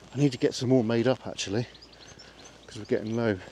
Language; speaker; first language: English; native; English